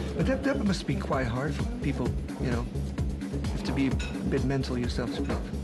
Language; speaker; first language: English; non-native, fluent; Dutch